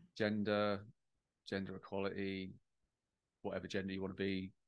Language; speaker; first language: English; native; English